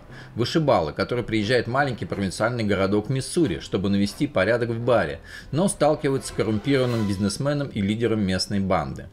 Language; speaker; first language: Russian; native; Russian